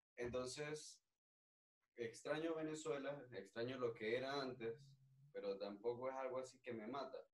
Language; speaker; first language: Spanish; native; Spanish